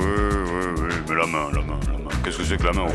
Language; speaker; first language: French; native; French